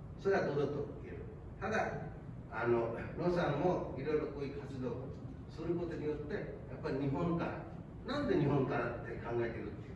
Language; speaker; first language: Japanese; non-native, fluent; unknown